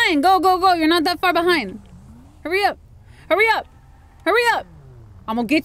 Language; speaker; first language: English; native; English